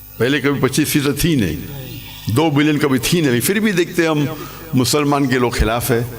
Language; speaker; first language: Urdu; non-native, local second language; English